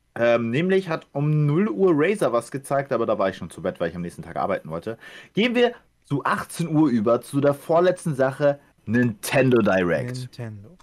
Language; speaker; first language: German; early bilingual, other home language; Ukrainian